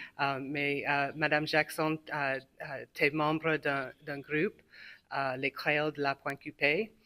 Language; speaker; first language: French; non-native, local second language; English